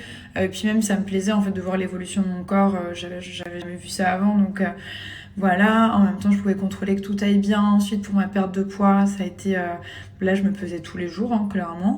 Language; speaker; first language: French; native; French